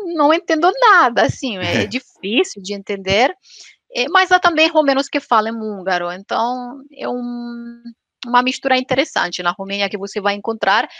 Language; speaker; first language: Portuguese; non-native, fluent; Romanian